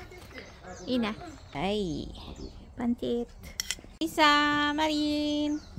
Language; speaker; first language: Japanese; non-native, learner; Filipino